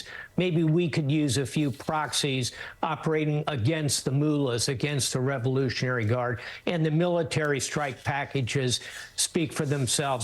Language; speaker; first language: English; native; English